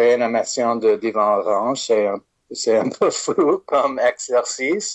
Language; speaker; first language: French; non-native, fluent; English